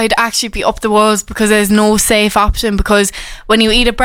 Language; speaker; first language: English; native; English